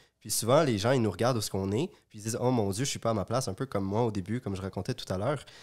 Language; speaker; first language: French; native; French